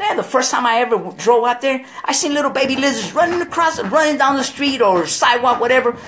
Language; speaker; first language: English; early bilingual, other home language; Spanish